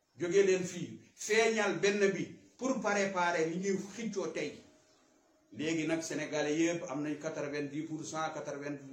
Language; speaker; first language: Wolof; non-native, local second language; Fula